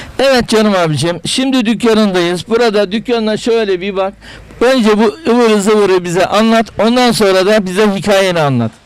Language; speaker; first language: Turkish; native; Turkish